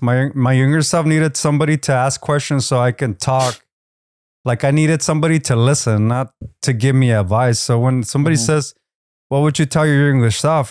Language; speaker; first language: English; early bilingual, other home language; Spanish